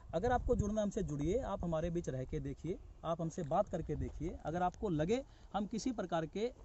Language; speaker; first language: Hindi; native; Hindi